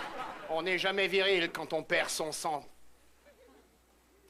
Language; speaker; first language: French; native; French